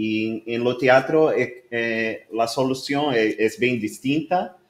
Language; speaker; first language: Spanish; non-native, learner; Portuguese